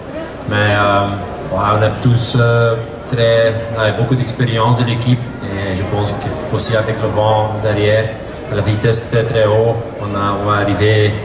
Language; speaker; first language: French; non-native, local second language; Dutch